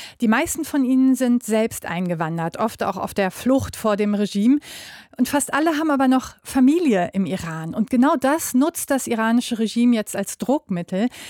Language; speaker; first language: German; native; German